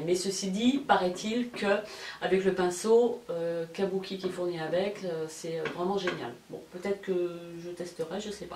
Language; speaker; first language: French; native; French